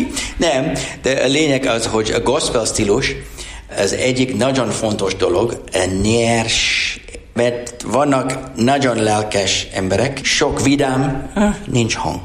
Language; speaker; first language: Hungarian; non-native, learner; English